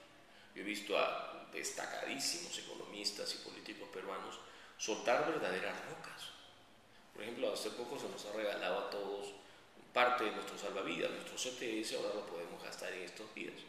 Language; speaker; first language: Spanish; native; Spanish